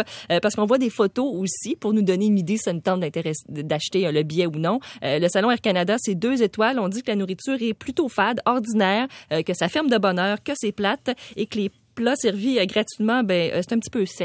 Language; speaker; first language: French; native; French